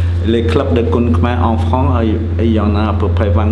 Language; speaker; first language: French; non-native, fluent; Khmer